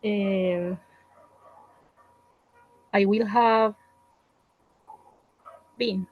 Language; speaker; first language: English; non-native, learner; Spanish